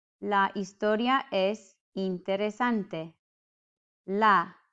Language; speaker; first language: Spanish; non-native, fluent; English